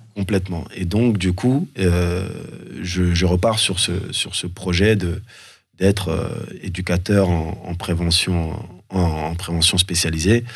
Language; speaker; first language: French; early bilingual, other home language; Soninke